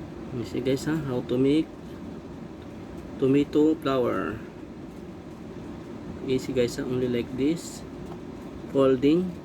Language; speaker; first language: English; non-native, learner; Filipino